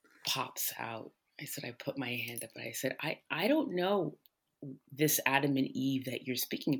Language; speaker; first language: English; native; English